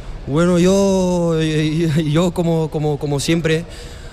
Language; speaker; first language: Spanish; non-native, learner; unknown